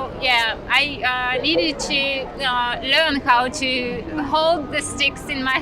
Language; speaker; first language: English; non-native, fluent; Russian